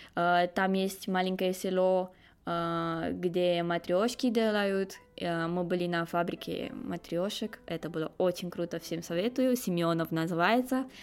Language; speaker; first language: Russian; non-native, fluent; Romanian